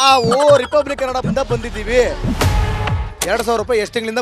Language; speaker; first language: Kannada; native; Kannada